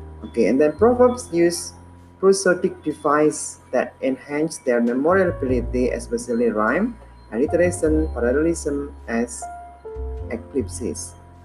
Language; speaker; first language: English; non-native, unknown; Indonesian